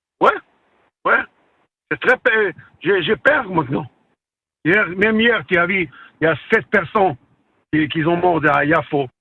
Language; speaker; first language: French; non-native, learner; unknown